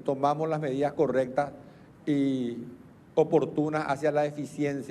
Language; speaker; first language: Spanish; native; Spanish